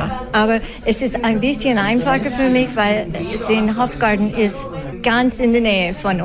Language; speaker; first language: German; non-native, learner; English